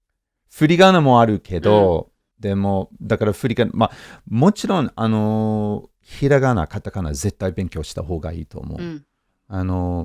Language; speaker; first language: Japanese; non-native, fluent; English